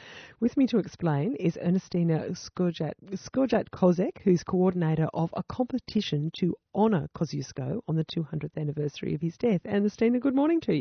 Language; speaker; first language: English; native; English